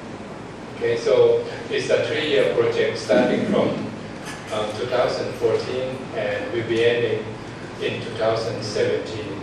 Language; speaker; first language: English; non-native, fluent; Thai